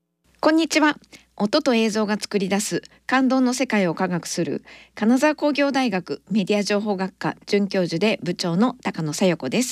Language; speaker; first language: Japanese; native; Japanese